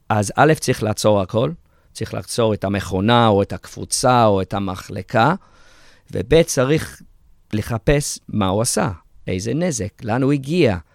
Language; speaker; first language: Hebrew; early bilingual, heritage; Hebrew